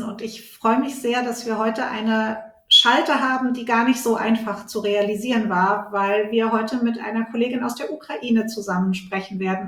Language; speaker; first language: German; native; German